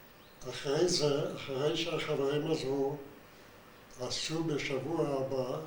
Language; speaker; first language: Hebrew; non-native, fluent; Yiddish